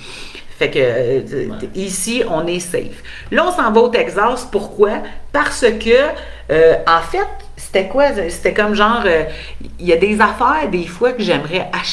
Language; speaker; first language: French; native; French